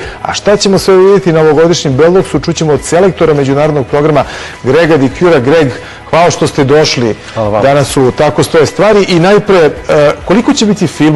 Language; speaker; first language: Serbian; native; Serbian